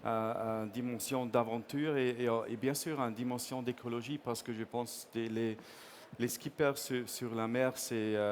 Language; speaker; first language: French; non-native, fluent; English